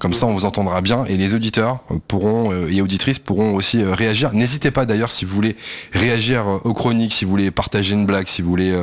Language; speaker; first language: French; native; French